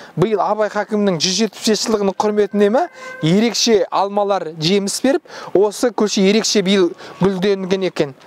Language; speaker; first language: Kazakh; native; Kazakh